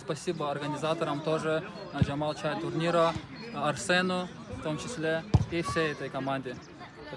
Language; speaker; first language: Russian; non-native, local second language; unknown